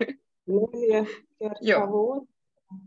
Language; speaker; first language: Finnish; non-native, learner; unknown